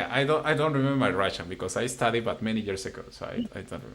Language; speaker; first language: English; non-native, fluent; Spanish